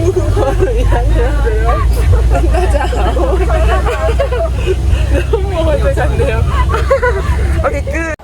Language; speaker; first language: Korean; non-native, learner; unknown